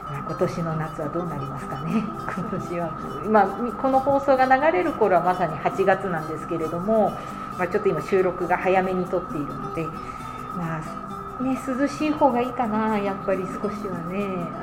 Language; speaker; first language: Japanese; native; Japanese